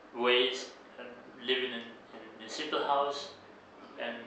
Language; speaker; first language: English; non-native, learner; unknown